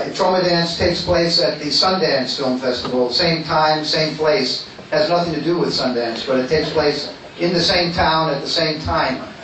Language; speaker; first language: English; native; English